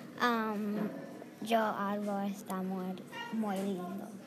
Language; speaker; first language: Spanish; non-native, learner; English